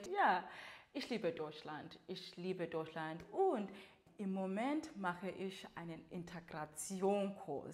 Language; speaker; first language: German; non-native, learner; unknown